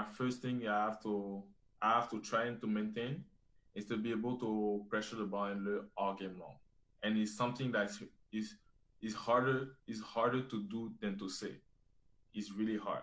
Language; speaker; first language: English; non-native, fluent; French